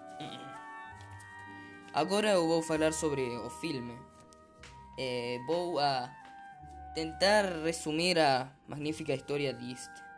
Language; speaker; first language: Portuguese; non-native, learner; Spanish